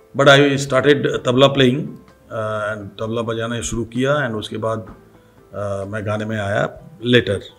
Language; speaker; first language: Hindi; non-native, local second language; Bangla